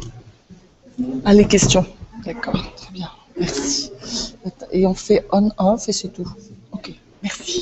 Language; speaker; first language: French; native; French